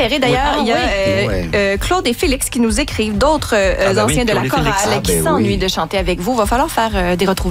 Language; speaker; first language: French; native; French